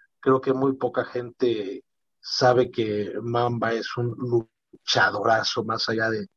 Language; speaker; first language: Spanish; native; Spanish